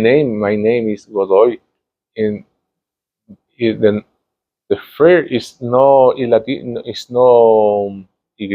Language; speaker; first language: English; non-native, learner; Spanish